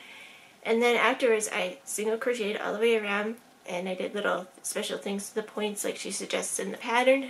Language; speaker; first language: English; native; English